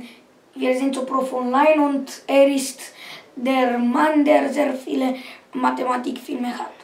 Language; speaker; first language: German; non-native, learner; Romanian